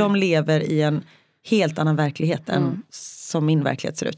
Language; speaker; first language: Swedish; native; Swedish